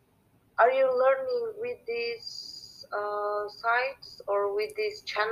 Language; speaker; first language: English; non-native, learner; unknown